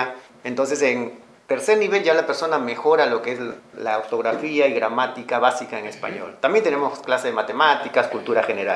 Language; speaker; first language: Spanish; native; Spanish